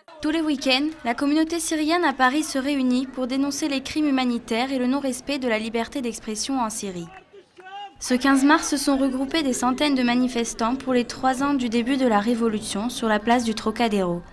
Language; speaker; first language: French; native; French